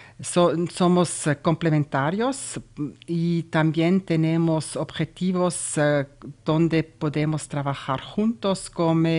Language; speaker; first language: Spanish; non-native, learner; German